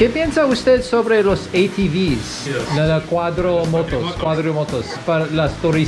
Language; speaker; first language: Spanish; non-native, learner; English